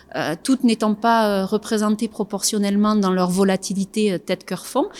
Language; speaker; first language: French; native; French